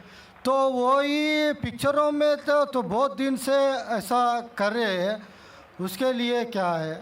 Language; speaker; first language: Hindi; non-native, local second language; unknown